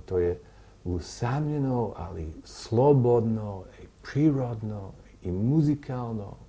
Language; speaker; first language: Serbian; non-native, learner; English